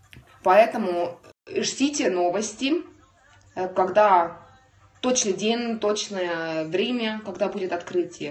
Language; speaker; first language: Russian; non-native, learner; Estonian